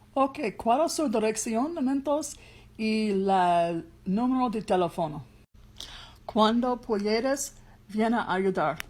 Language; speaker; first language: Spanish; non-native, learner; English